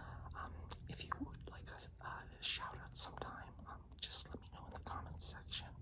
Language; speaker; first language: English; native; English